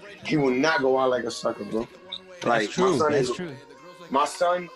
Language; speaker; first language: English; native; English